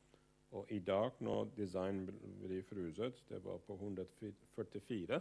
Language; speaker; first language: Norwegian; non-native, fluent; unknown